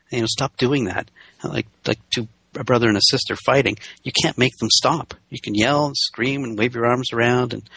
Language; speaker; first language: English; native; English